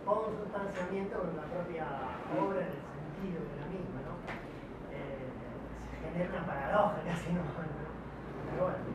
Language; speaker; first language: Spanish; native; Spanish